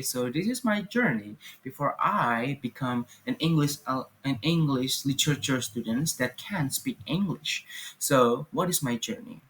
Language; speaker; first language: English; non-native, fluent; Indonesian